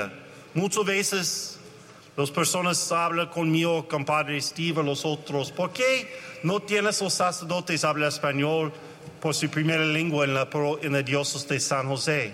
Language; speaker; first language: Spanish; non-native, learner; English